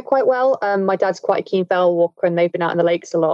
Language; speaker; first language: English; native; English